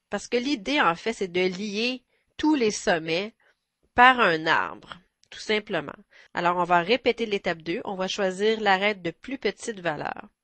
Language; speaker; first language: French; native; French